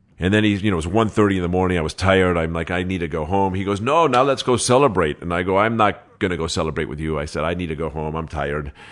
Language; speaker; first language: English; early bilingual, other home language; Spanish